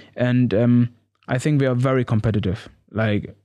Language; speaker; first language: English; non-native, learner; German